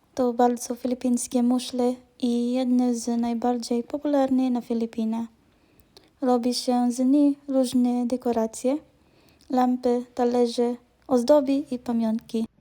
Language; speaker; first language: Polish; non-native, learner; Filipino